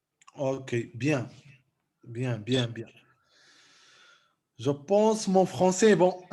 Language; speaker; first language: French; non-native, local second language; Arabic